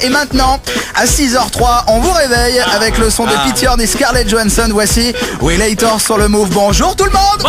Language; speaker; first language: French; native; French